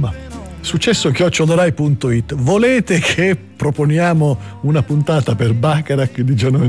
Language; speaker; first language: Italian; native; Italian